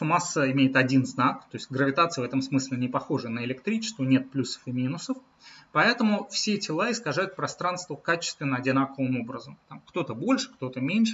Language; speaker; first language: Russian; native; Russian